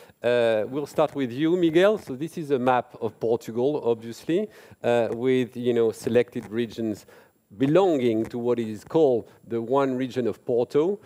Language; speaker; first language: English; non-native, fluent; French